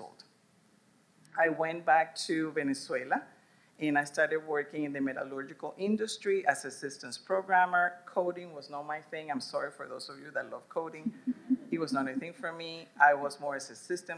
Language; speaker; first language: English; non-native, fluent; Spanish